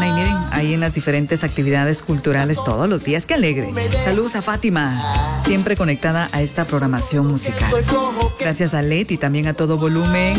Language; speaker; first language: Spanish; native; Spanish